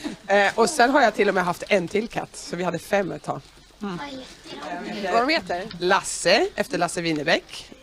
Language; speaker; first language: Swedish; native; Swedish